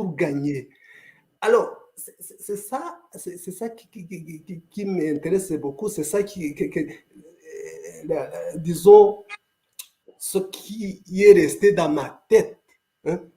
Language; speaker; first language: French; non-native, local second language; Kinyarwanda